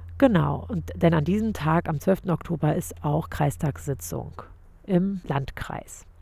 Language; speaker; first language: German; native; German